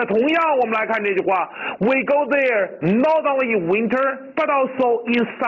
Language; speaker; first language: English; non-native, fluent; Chinese